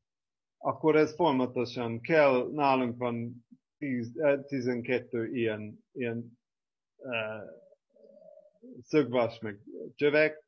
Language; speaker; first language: Hungarian; non-native, fluent; English